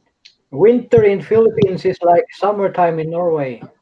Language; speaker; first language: English; non-native, fluent; Norwegian